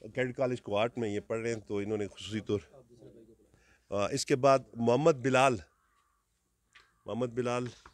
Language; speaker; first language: Urdu; non-native, local second language; Northern Hindko